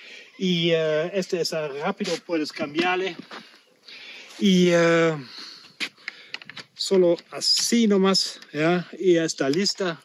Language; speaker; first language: Spanish; non-native, learner; German